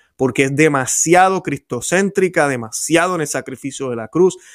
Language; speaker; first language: Spanish; native; Spanish